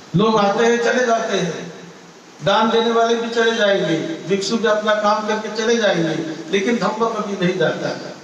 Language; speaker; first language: Hindi; non-native, local second language; Marathi